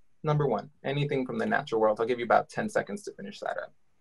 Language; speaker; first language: English; native; English